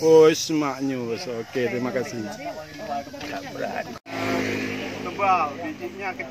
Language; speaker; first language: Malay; non-native, local second language; Achinese